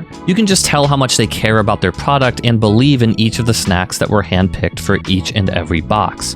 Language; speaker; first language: English; native; English